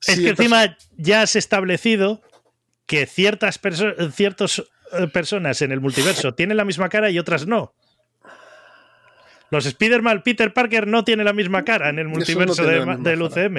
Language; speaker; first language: Spanish; native; Spanish